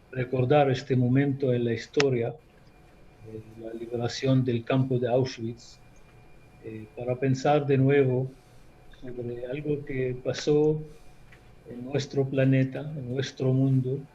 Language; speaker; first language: Spanish; non-native, fluent; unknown